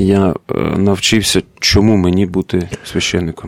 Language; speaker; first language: Ukrainian; native; Ukrainian